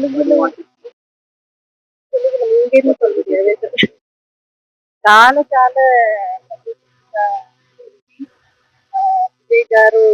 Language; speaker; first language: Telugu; non-native, learner; Tamil